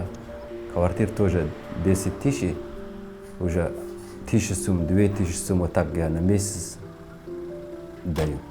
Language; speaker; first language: Russian; non-native, learner; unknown